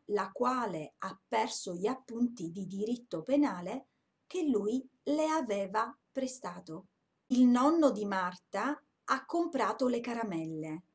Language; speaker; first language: Italian; native; Italian